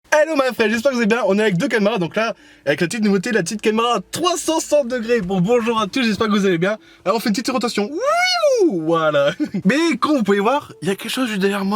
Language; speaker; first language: French; native; French